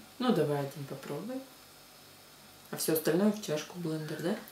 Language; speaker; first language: Russian; native; Russian